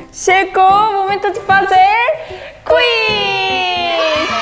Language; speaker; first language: Portuguese; non-native, fluent; Korean